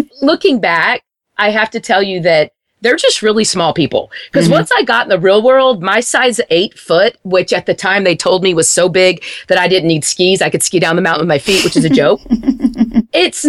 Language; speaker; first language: English; native; English